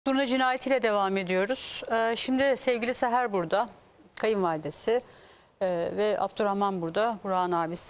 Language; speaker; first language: Turkish; native; Turkish